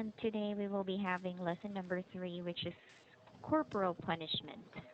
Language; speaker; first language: English; non-native, fluent; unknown